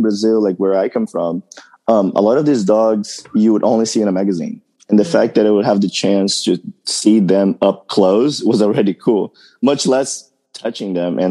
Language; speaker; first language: English; non-native, fluent; Portuguese